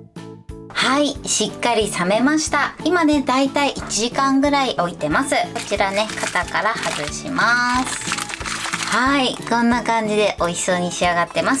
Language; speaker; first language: Japanese; native; Japanese